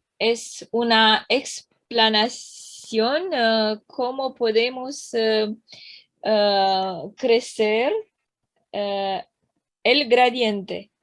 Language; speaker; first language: Spanish; non-native, learner; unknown